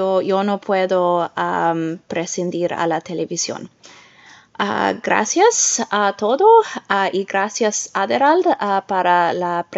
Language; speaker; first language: Spanish; non-native, learner; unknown